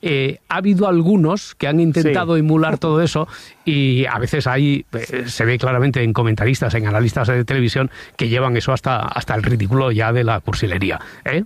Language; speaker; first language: Spanish; native; Spanish